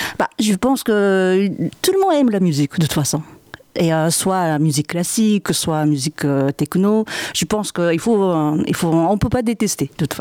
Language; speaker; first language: French; non-native, fluent; Japanese